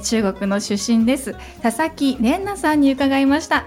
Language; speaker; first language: Japanese; native; Japanese